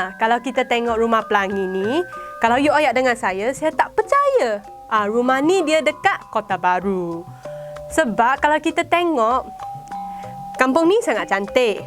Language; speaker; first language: Malay; non-native, local second language; Chinese